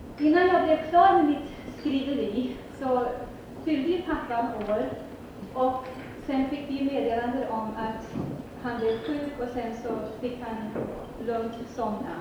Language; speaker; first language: Swedish; early bilingual, heritage; Swedish